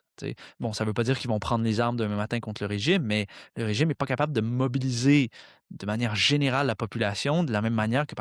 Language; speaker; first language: French; native; French